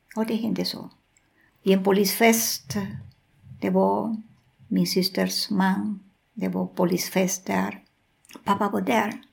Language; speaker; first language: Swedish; non-native, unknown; Spanish